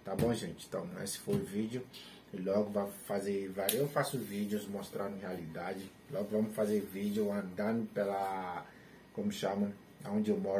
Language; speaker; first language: Portuguese; non-native, learner; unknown